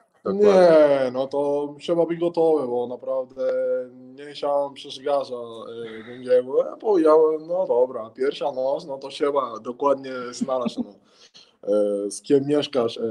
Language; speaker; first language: Polish; non-native, learner; Spanish